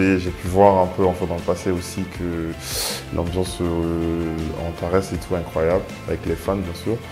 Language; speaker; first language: French; early bilingual, other home language; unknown